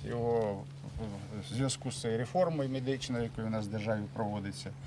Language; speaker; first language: Ukrainian; native; Ukrainian